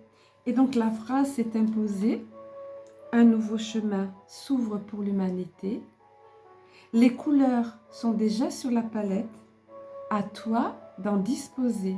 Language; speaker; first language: French; native; French